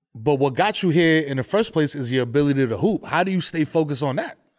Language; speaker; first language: English; native; English